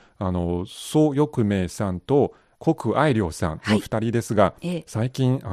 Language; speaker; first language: Japanese; non-native, fluent; Chinese